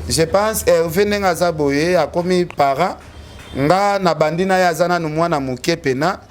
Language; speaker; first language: Lingala; native; Lingala